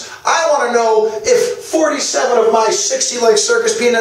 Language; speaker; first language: English; native; English